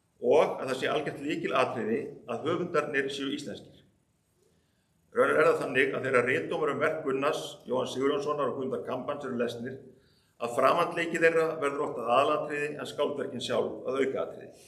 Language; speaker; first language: Icelandic; native; Icelandic